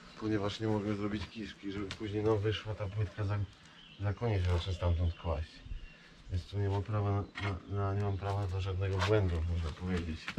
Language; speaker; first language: Polish; native; Polish